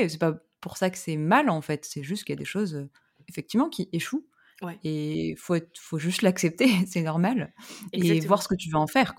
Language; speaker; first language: French; native; French